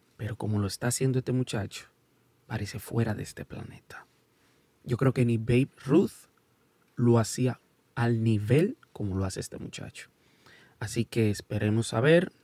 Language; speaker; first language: Spanish; early bilingual, heritage; Spanish